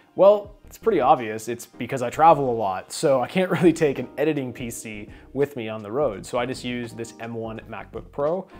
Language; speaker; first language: English; native; English